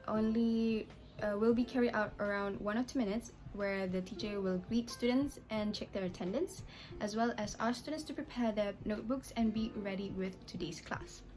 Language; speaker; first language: English; non-native, local second language; Malay